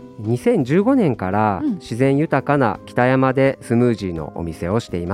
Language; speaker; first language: Japanese; native; Japanese